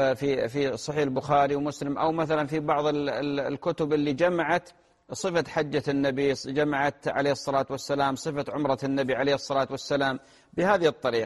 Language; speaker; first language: Arabic; native; Arabic